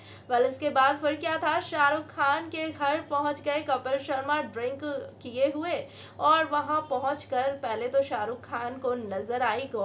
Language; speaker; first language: Hindi; native; Hindi